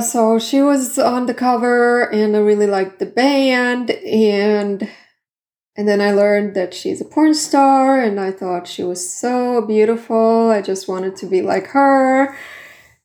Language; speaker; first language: English; non-native, fluent; Swedish